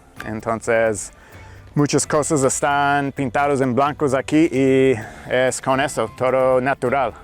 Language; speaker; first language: Spanish; non-native, fluent; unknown